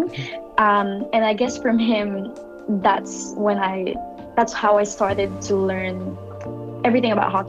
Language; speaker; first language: English; non-native, local second language; Filipino